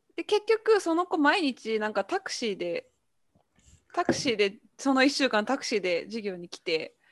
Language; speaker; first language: Japanese; native; Japanese